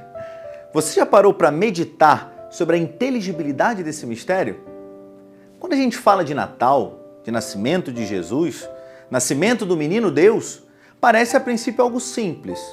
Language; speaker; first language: Portuguese; native; Portuguese